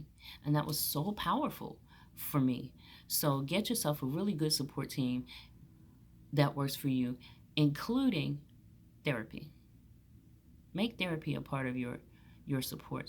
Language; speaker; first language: English; native; English